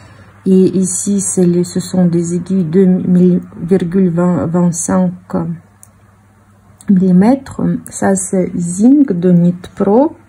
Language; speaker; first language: French; non-native, fluent; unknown